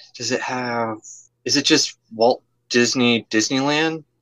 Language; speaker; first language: English; native; English